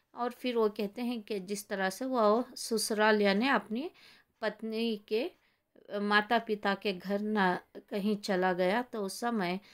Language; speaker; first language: Hindi; non-native, local second language; Kannada